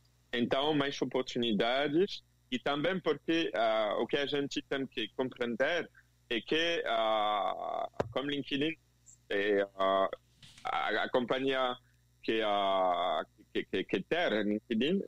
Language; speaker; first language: Portuguese; non-native, fluent; French